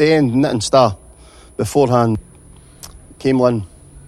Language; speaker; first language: English; native; English